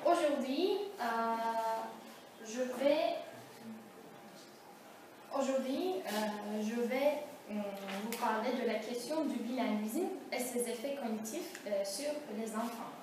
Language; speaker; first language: French; non-native, fluent; Turkish